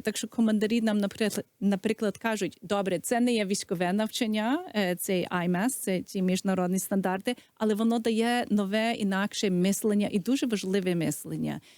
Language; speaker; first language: Ukrainian; early bilingual, heritage; Ukrainian